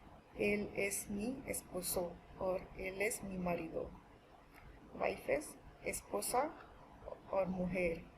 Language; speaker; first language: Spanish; non-native, fluent; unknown